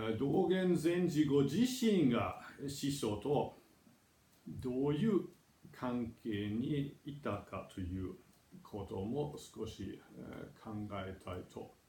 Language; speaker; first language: Japanese; non-native, fluent; German